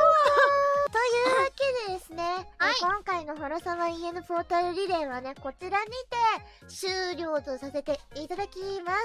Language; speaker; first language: Japanese; native; Japanese